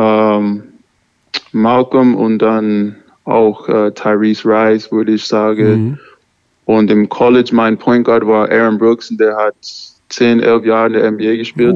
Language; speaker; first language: German; non-native, learner; English